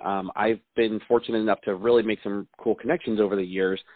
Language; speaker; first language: English; native; English